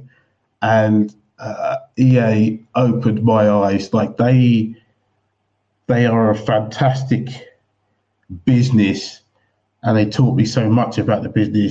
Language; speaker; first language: English; native; English